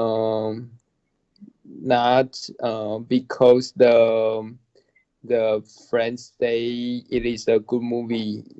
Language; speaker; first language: English; non-native, learner; Chinese